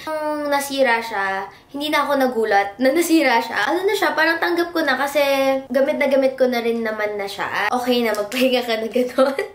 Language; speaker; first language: Filipino; native; Filipino